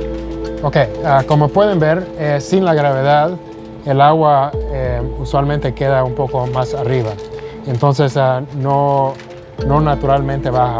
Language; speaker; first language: Spanish; early bilingual, heritage; Spanish